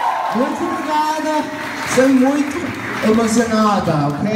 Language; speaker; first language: Portuguese; non-native, learner; Spanish